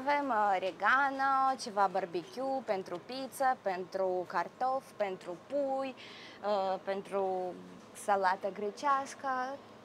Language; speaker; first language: Romanian; non-native, learner; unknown